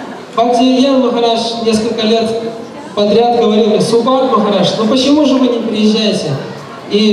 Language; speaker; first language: Russian; native; Russian